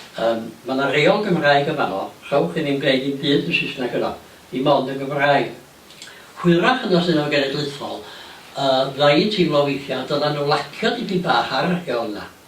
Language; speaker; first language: Welsh; native; Welsh